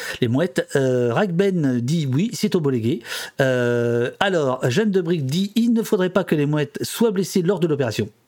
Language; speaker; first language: French; native; French